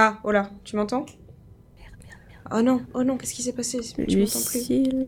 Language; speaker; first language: French; native; French